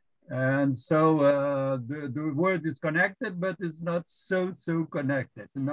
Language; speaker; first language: English; non-native, fluent; Portuguese